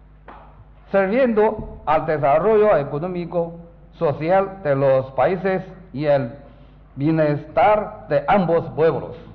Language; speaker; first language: Spanish; non-native, learner; Chinese